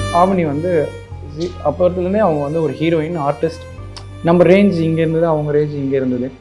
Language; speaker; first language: Tamil; native; Tamil